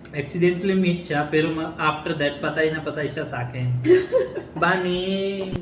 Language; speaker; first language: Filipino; non-native, learner; Punjabi